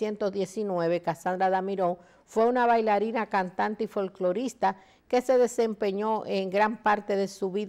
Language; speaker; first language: Spanish; native; Spanish